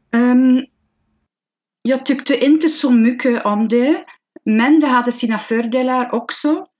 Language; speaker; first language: Swedish; non-native, learner; Dutch